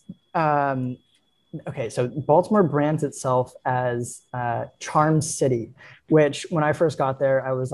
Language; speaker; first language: English; native; English